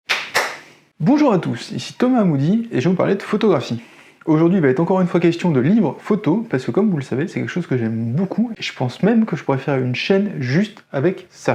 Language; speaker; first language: French; native; French